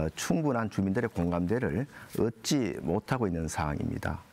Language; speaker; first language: Korean; native; Korean